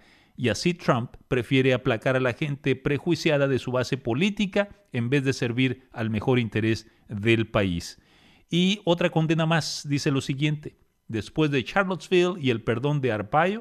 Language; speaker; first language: Spanish; native; Spanish